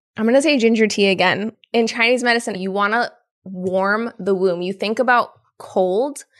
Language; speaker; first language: English; native; English